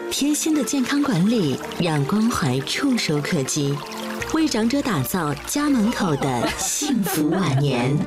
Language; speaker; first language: Chinese; native; Chinese